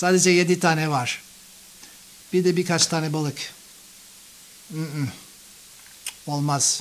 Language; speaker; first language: Turkish; non-native, fluent; English